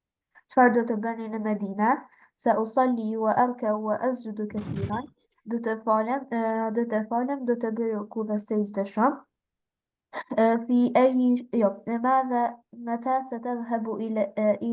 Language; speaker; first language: Arabic; non-native, learner; Albanian